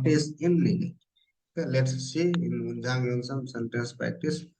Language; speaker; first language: English; non-native, local second language; Hindi